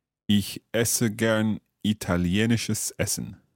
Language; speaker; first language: German; non-native, learner; English